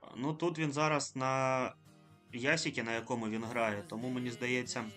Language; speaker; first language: Ukrainian; non-native, local second language; Russian